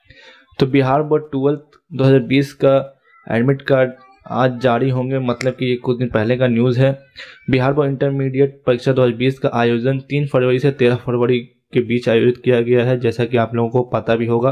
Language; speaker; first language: Hindi; native; Hindi